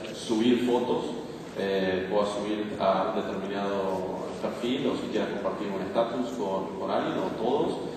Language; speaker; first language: Spanish; native; Spanish